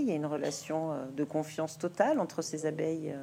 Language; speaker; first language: French; native; French